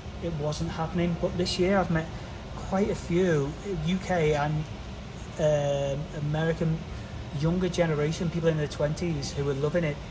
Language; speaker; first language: English; native; English